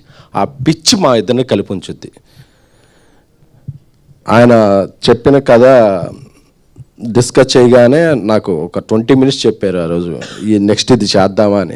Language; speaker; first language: Telugu; native; Telugu